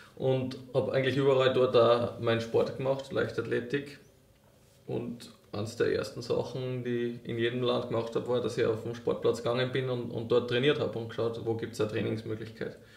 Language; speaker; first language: German; native; German